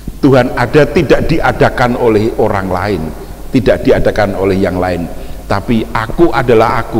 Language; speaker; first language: Indonesian; native; Indonesian